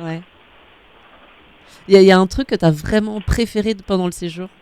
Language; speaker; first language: French; native; French